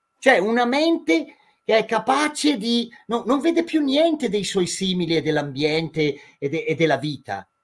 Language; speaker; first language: Italian; native; Italian